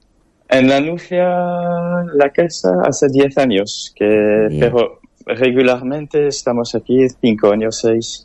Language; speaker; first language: Spanish; non-native, learner; French